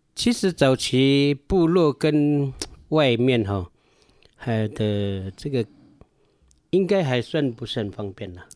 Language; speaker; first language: Chinese; non-native, local second language; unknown